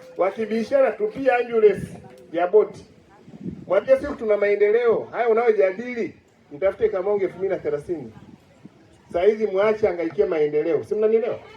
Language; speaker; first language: Swahili; native; Swahili